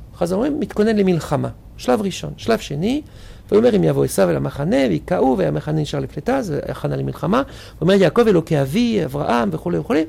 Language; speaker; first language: Hebrew; non-native, fluent; French